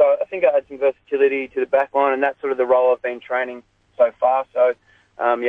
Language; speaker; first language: English; native; English